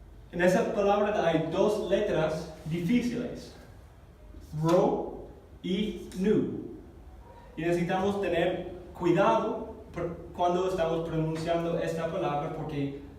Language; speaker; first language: Spanish; non-native, fluent; English